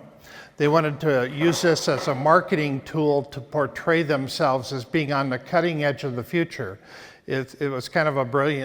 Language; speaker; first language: English; native; English